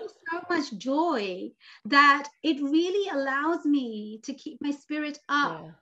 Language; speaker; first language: English; native; English